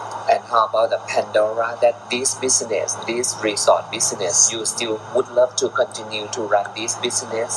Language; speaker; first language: English; non-native, learner; Thai